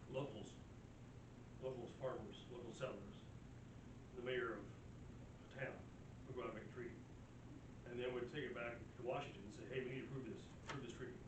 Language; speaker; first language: English; native; English